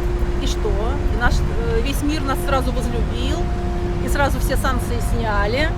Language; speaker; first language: Russian; native; Russian